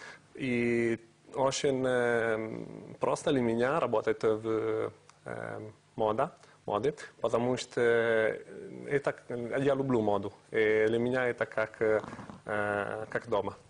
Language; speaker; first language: Russian; non-native, learner; Italian